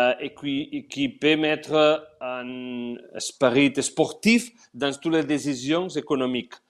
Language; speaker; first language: French; non-native, learner; Spanish